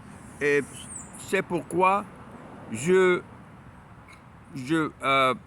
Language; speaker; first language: French; non-native, learner; Arabic